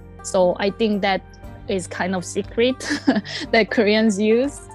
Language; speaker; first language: English; non-native, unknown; Korean